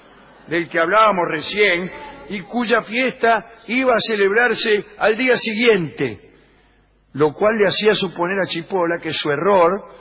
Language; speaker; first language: Spanish; native; Spanish